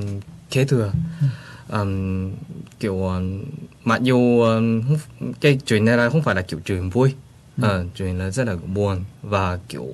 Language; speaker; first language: Vietnamese; early bilingual, heritage; Vietnamese